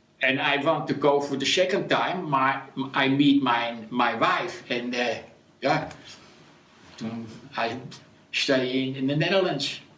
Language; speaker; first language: English; non-native, learner; Dutch